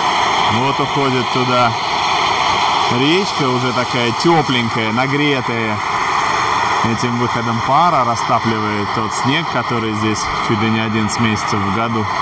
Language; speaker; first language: Russian; native; Russian